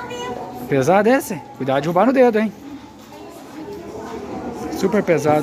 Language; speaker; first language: Portuguese; native; Portuguese